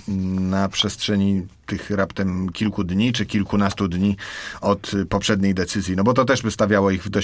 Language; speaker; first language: Polish; native; Polish